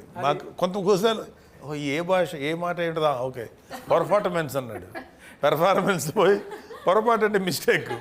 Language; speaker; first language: Telugu; native; Telugu